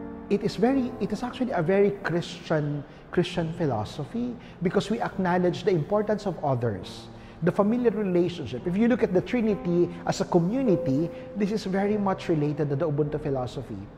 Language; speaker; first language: English; non-native, local second language; Filipino